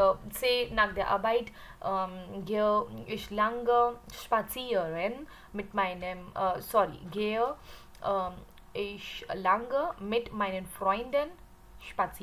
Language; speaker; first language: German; non-native, learner; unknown